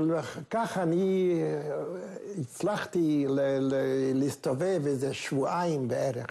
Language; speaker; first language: Hebrew; non-native, fluent; Hungarian